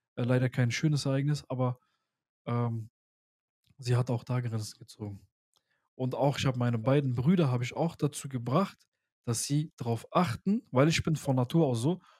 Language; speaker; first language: German; early bilingual, other home language; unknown